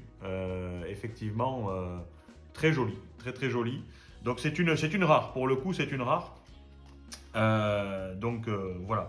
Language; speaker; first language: French; native; French